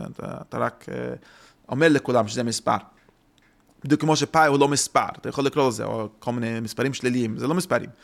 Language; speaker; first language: Hebrew; non-native, fluent; English